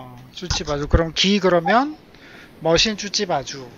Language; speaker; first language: Korean; native; Korean